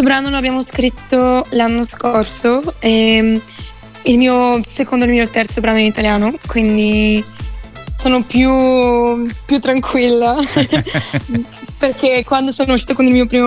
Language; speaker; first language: Italian; non-native, fluent; Bulgarian